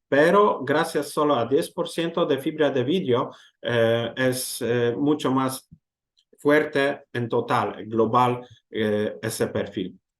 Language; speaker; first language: Spanish; non-native, learner; Polish